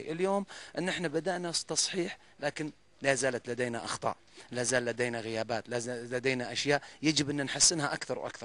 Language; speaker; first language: Arabic; native; Arabic